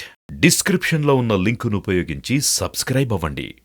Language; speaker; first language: Telugu; native; Telugu